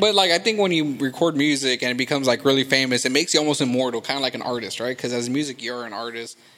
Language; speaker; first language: English; early bilingual, other home language; Spanish